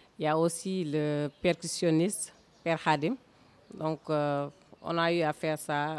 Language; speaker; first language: French; non-native, local second language; Fula